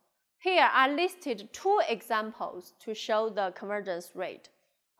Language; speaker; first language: English; non-native, local second language; Chinese